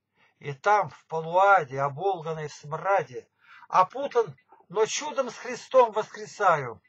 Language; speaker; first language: Russian; native; Russian